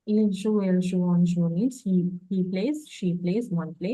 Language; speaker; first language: French; non-native, fluent; English